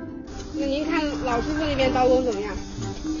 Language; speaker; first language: Chinese; native; Chinese